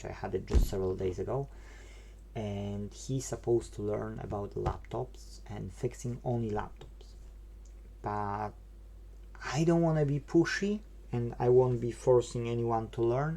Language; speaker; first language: English; non-native, fluent; Polish